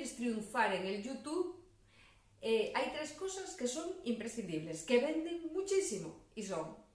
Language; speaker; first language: Spanish; non-native, local second language; Galician